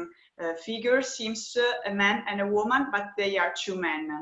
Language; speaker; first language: English; non-native, fluent; Italian